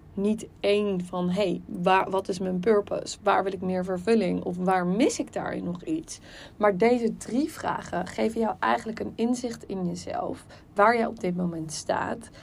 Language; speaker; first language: Dutch; native; Dutch